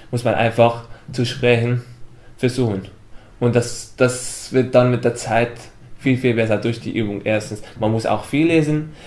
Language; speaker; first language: German; non-native, fluent; Arabic